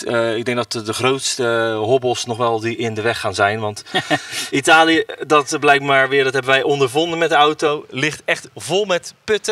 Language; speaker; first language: Dutch; native; Dutch